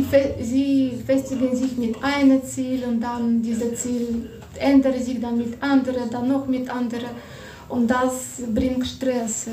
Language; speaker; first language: German; non-native, fluent; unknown